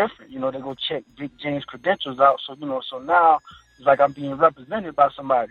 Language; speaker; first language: English; native; English